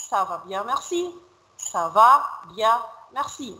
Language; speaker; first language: French; non-native, fluent; Arabic